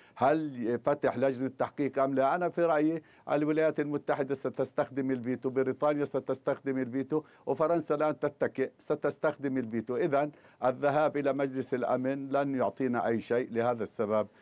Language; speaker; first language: Arabic; native; Arabic